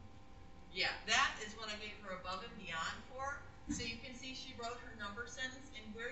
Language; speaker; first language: English; native; English